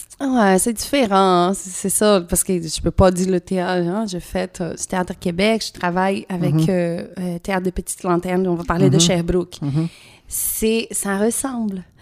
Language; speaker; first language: French; non-native, fluent; Portuguese